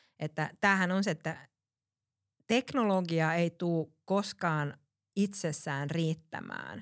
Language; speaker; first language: Finnish; early bilingual, heritage; Finnish